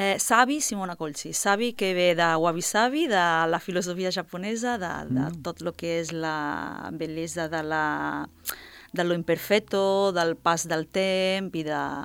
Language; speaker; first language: Catalan; non-native, fluent; Italian